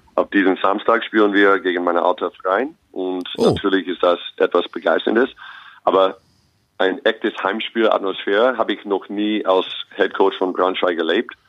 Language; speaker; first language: German; non-native, fluent; English